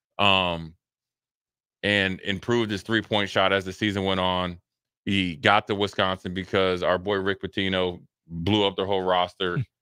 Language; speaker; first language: English; native; English